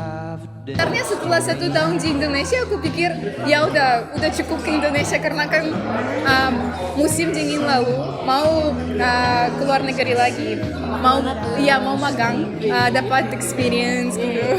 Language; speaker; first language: Indonesian; non-native, fluent; Russian